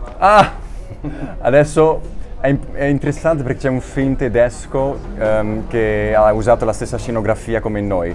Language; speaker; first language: Italian; non-native, fluent; Dutch